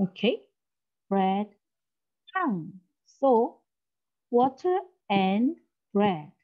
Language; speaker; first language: English; non-native, learner; Korean